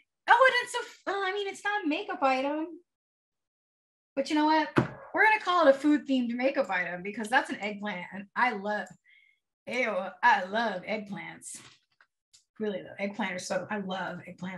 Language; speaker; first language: English; native; English